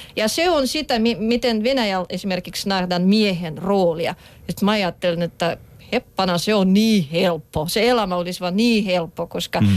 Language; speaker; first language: Finnish; non-native, fluent; Russian